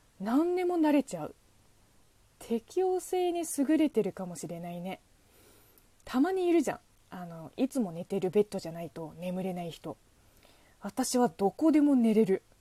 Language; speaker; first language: Japanese; non-native, fluent; Chinese